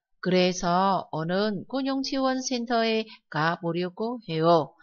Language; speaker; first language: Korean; non-native, fluent; Vietnamese